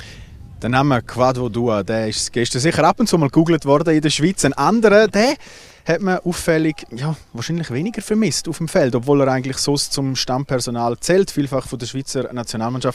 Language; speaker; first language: German; native; German